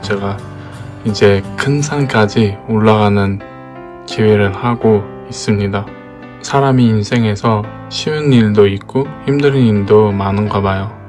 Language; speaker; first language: Korean; non-native, fluent; Uzbek